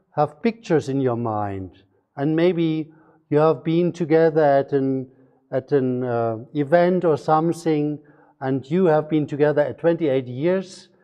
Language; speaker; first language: English; non-native, fluent; German